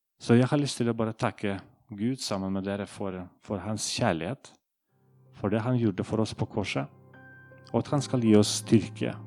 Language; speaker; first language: Norwegian; non-native, fluent; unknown